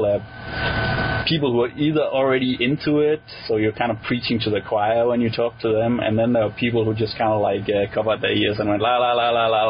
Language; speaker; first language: English; non-native, fluent; Danish